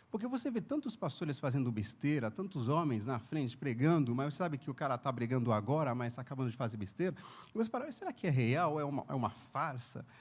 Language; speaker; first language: Portuguese; non-native, fluent; Haitian Creole